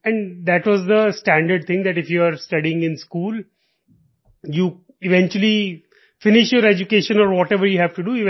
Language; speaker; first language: English; non-native, local second language; Punjabi